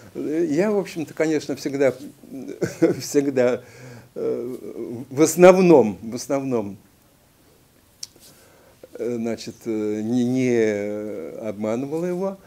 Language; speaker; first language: Russian; native; Russian